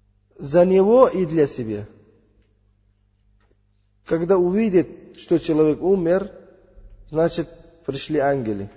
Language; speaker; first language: Russian; non-native, learner; Uzbek